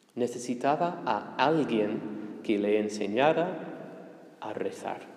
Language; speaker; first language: Spanish; non-native, fluent; English